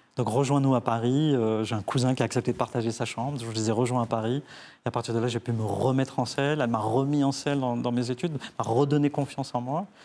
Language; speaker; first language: French; early bilingual, other home language; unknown